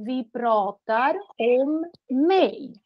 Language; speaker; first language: Swedish; non-native, fluent; Russian